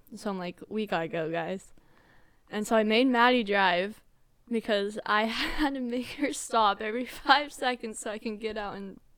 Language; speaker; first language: English; native; English